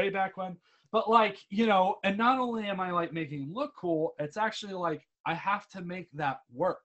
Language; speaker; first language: English; native; English